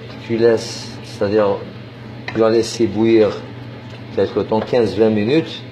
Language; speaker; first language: French; non-native, fluent; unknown